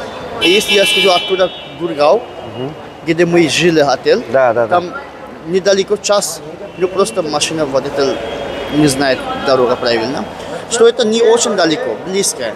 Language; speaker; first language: Russian; non-native, learner; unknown